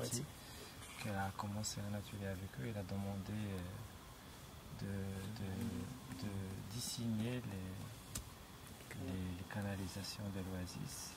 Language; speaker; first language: French; non-native, local second language; Arabic